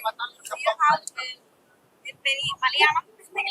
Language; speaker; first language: English; non-native, local second language; Malayalam